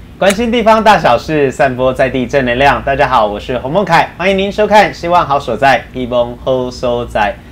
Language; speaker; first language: Chinese; native; Chinese